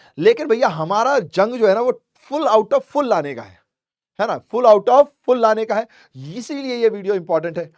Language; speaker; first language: Hindi; native; Hindi